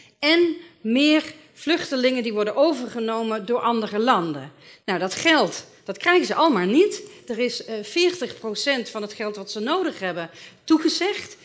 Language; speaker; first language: Dutch; native; Dutch